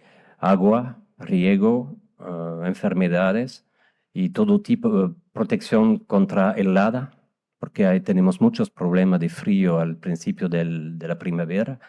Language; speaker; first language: Spanish; non-native, fluent; French